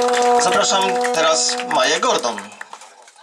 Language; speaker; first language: Polish; native; Polish